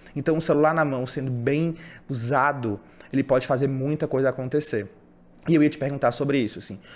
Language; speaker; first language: Portuguese; native; Portuguese